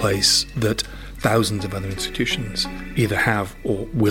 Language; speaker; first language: English; native; English